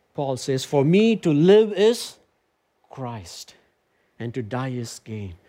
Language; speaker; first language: English; non-native, local second language; Tamil